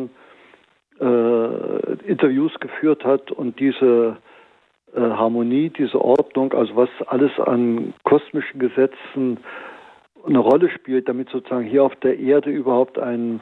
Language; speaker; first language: German; native; German